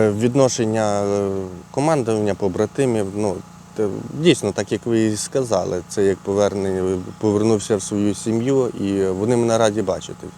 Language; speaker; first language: Ukrainian; native; Ukrainian